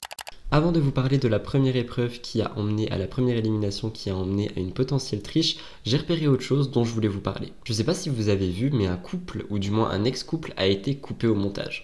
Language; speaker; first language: French; native; French